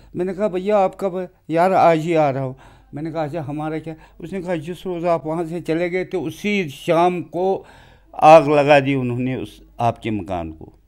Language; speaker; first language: Hindi; non-native, local second language; Kashmiri